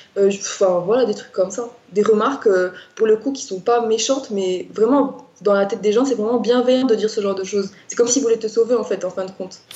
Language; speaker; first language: French; non-native, local second language; Arabic